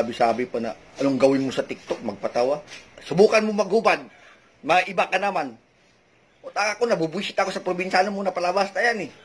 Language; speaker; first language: Filipino; native; Filipino